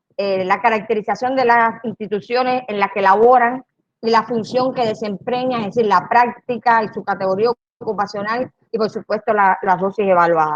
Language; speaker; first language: Spanish; native; Spanish